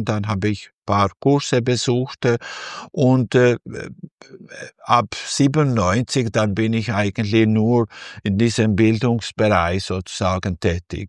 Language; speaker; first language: German; non-native, fluent; Albanian